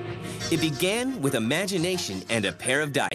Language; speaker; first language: English; native; English